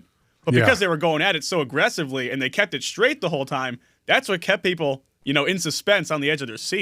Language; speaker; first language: English; native; English